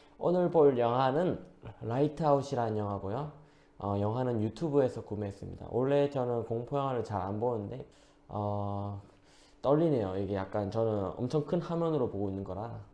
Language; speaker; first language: Korean; native; Korean